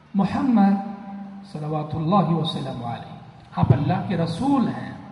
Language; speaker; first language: Urdu; native; Urdu